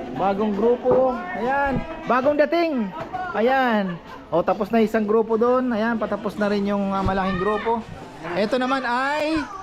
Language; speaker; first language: Filipino; non-native, local second language; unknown